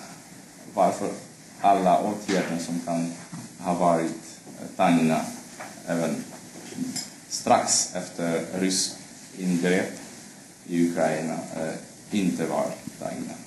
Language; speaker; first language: Swedish; non-native, fluent; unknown